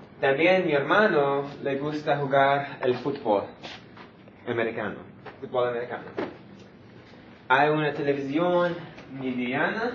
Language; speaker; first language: Spanish; non-native, learner; English